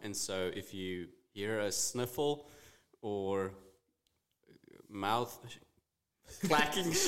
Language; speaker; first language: English; non-native, local second language; Afrikaans